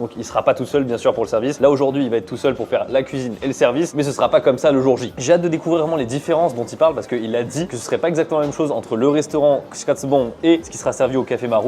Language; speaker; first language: French; native; French